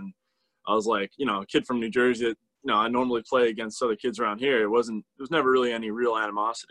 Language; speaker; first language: English; native; English